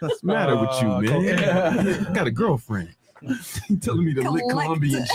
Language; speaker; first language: English; non-native, fluent; Italian